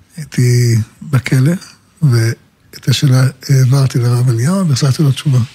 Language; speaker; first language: Hebrew; native; Hebrew